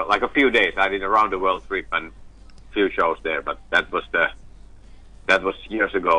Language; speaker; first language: English; non-native, fluent; Finnish